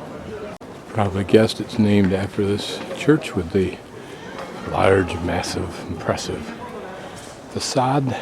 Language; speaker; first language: English; native; English